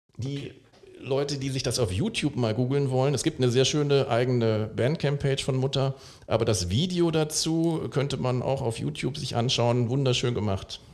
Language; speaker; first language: German; native; German